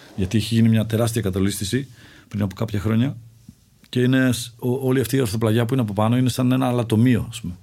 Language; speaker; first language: Greek; early bilingual, other home language; Czech